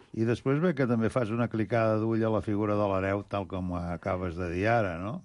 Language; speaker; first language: Catalan; native; Catalan